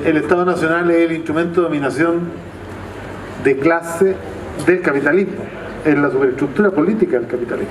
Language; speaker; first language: Spanish; native; Spanish